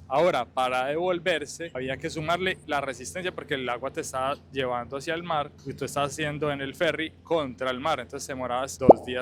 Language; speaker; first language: Spanish; native; Spanish